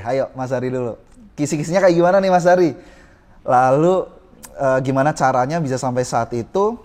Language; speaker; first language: Indonesian; native; Indonesian